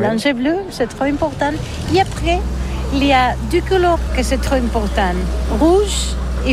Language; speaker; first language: French; non-native, learner; Catalan